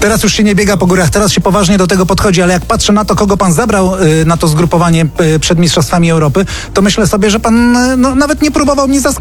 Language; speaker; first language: Polish; native; Polish